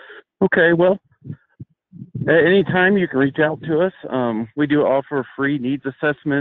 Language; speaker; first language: English; native; English